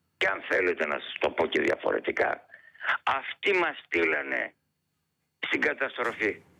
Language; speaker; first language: Greek; native; Greek